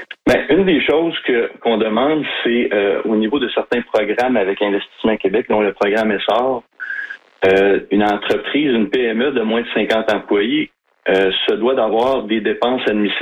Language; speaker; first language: French; native; French